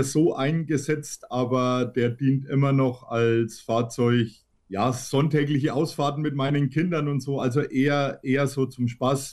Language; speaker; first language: German; native; German